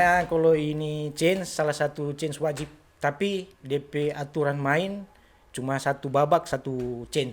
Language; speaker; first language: Indonesian; non-native, local second language; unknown